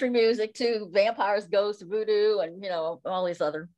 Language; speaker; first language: English; native; English